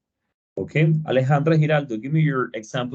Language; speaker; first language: English; non-native, fluent; Spanish